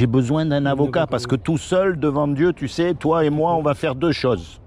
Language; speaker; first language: French; native; French